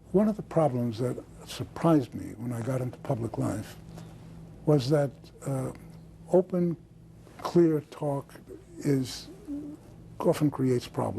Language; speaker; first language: English; native; English